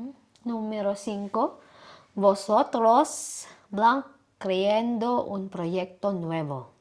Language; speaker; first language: Spanish; non-native, learner; Filipino